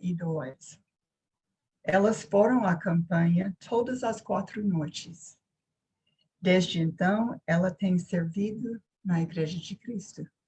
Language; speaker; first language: Portuguese; non-native, fluent; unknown